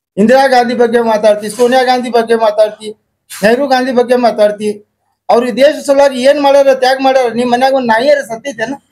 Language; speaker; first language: Kannada; non-native, local second language; Urdu